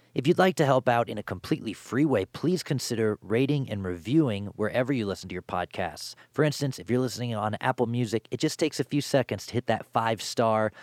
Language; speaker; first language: English; native; English